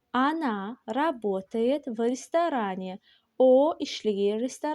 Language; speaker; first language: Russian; non-native, local second language; Azerbaijani